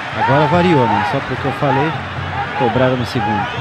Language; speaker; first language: Portuguese; native; Portuguese